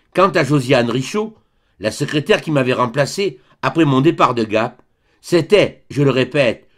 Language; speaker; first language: French; native; French